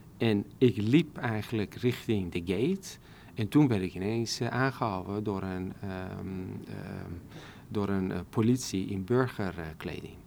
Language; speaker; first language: Dutch; non-native, fluent; Persian